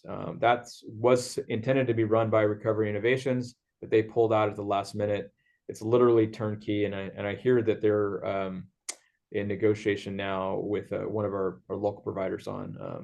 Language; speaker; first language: English; native; English